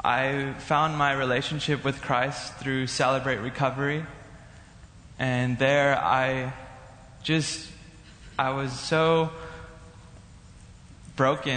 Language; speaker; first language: English; native; English